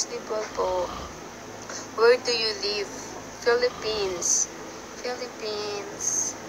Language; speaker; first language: English; non-native, local second language; Filipino